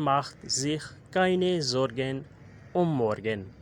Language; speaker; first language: German; non-native, learner; Urdu